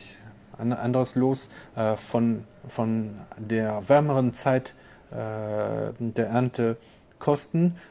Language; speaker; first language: German; non-native, local second language; French